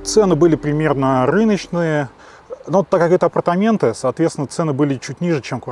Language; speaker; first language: Russian; native; Russian